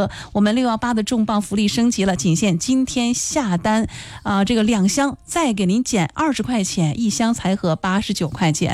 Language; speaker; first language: Chinese; native; Chinese